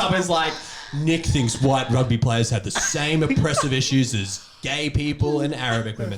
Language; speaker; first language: English; native; English